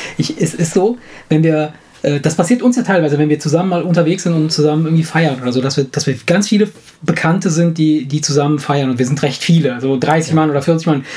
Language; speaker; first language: German; non-native, fluent; Italian